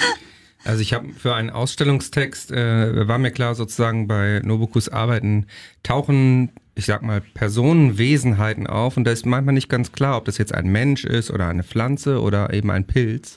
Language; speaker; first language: German; native; German